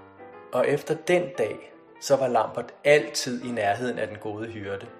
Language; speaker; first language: Danish; native; Danish